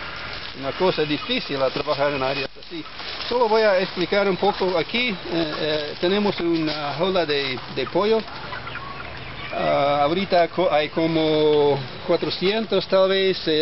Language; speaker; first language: Spanish; non-native, fluent; English